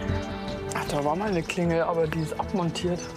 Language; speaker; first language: German; native; German